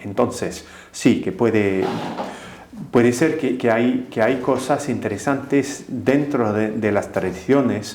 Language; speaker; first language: Spanish; non-native, fluent; English